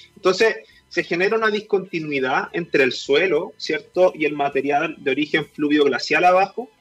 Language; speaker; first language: Spanish; native; Spanish